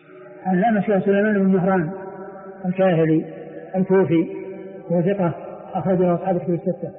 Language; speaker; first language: Arabic; native; Arabic